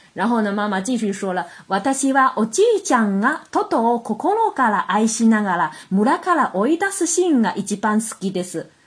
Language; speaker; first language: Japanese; non-native, fluent; Chinese